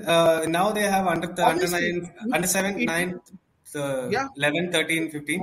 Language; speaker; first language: English; non-native, local second language; Malayalam